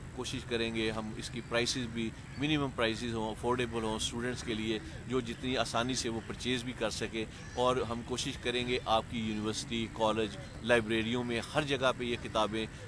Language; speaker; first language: Urdu; non-native, local second language; Punjabi